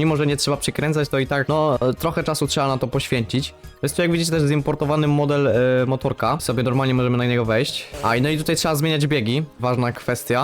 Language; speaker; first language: Polish; native; Polish